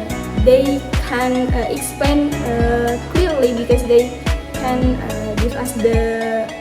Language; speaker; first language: English; non-native, learner; Indonesian